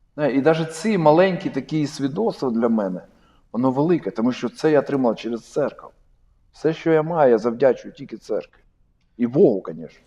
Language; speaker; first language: Ukrainian; non-native, local second language; Russian